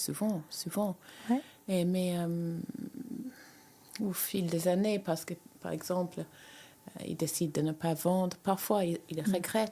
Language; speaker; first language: French; native; French